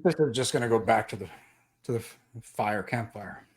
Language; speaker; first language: English; native; English